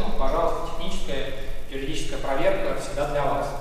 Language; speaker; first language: Russian; native; Russian